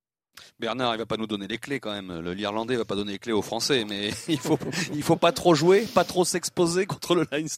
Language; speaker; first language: French; native; French